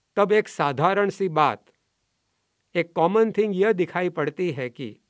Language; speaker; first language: Hindi; non-native, local second language; Gujarati